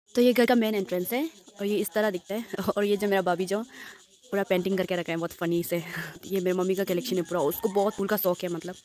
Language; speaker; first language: Hindi; non-native, local second language; Nyishi